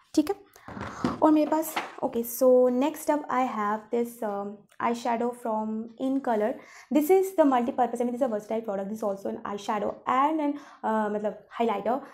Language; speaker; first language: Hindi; non-native, local second language; Bangla